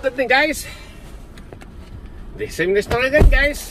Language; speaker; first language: English; non-native, learner; Filipino